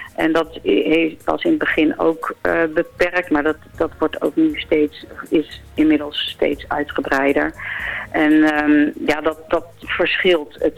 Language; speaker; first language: Dutch; native; Dutch